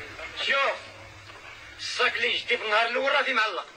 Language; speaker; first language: Arabic; native; Arabic